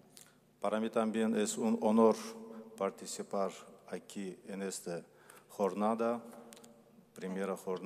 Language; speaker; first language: Spanish; non-native, learner; Azerbaijani